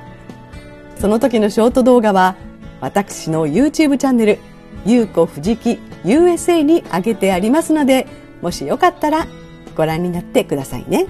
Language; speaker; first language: Japanese; native; Japanese